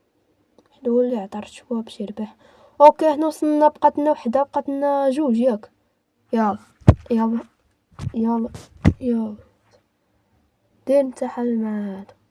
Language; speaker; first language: Arabic; native; Arabic